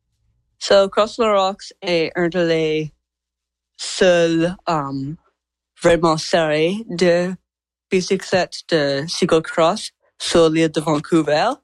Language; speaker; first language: French; non-native, learner; English